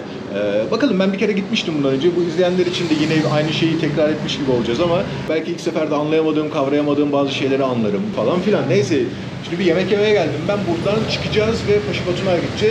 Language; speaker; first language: Turkish; native; Turkish